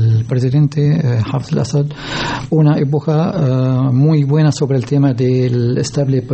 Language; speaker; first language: Spanish; non-native, learner; Arabic